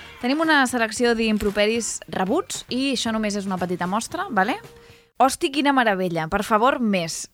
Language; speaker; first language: Catalan; non-native, local second language; Spanish